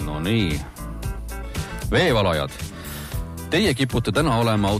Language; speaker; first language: Estonian; native; Estonian